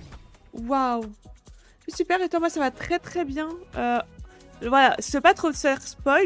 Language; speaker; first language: French; native; French